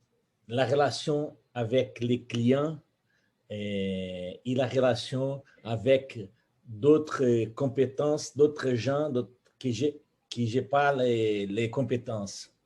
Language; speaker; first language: French; non-native, fluent; Portuguese